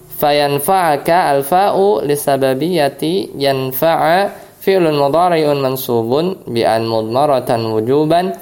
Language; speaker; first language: Arabic; non-native, fluent; Indonesian